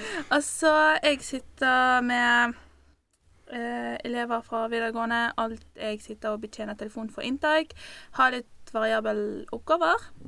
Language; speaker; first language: Norwegian; non-native, fluent; Arabic